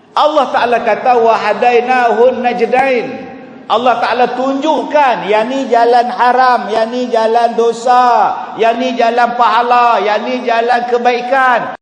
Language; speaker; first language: Malay; native; Malay